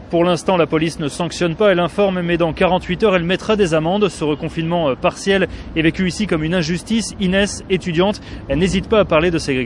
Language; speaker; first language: French; native; French